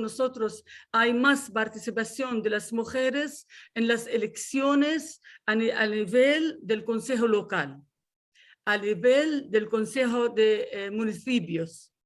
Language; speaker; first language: Spanish; non-native, fluent; Arabic